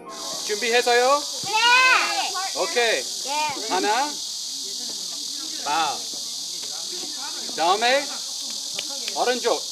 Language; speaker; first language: Korean; non-native, learner; English